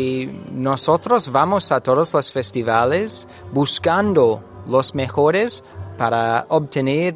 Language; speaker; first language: Spanish; non-native, learner; English